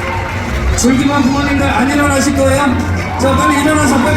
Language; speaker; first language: Korean; native; Korean